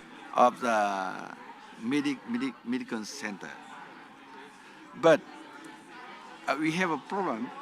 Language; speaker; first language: English; non-native, learner; Vietnamese